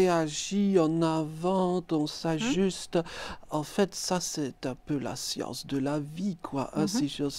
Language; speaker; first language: French; native; French